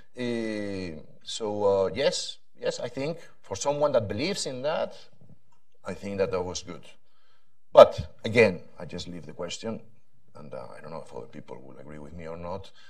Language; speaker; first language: English; non-native, fluent; Spanish